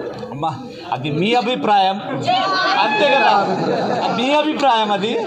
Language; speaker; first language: Telugu; non-native, learner; Hindi